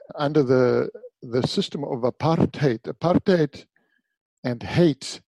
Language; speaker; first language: English; native; English